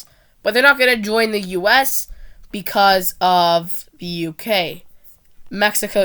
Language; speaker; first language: English; non-native, fluent; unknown